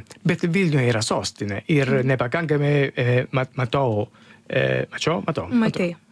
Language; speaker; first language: Lithuanian; non-native, learner; Italian